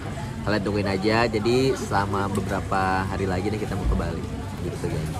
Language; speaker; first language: Indonesian; native; Indonesian